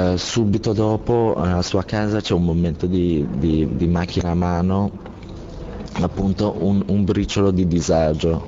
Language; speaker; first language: Italian; non-native, fluent; Albanian